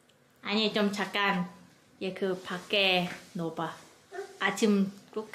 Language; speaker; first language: Korean; non-native, learner; Vietnamese